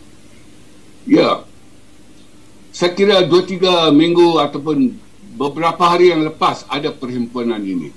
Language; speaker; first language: Malay; native; Malay